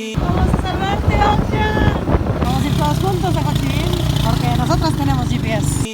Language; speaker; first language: Spanish; native; Spanish